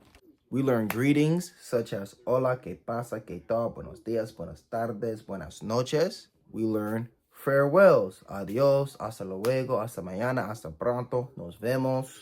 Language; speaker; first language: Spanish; non-native, learner; English